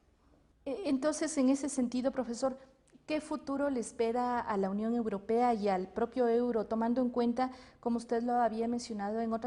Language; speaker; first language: Spanish; native; Spanish